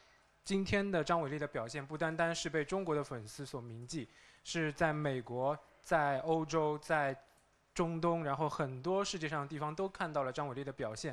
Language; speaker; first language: Chinese; native; Chinese